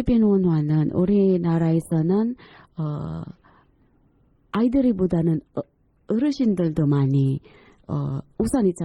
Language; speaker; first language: Korean; non-native, fluent; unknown